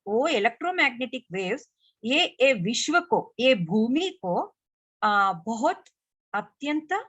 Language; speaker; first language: Hindi; non-native, local second language; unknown